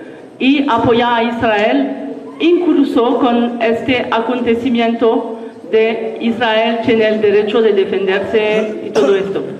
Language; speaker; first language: Spanish; non-native, learner; French